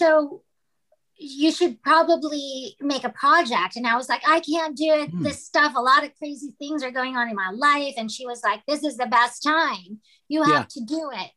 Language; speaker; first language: English; non-native, local second language; Filipino